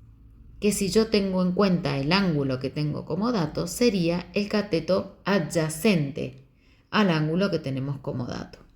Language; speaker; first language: Spanish; native; Spanish